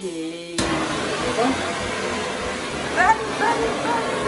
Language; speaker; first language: English; non-native, learner; Thai